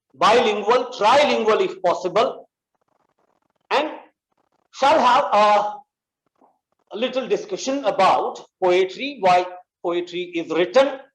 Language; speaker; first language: English; non-native, local second language; Marathi